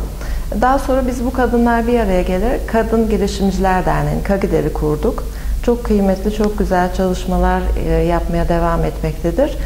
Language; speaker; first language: Turkish; native; Turkish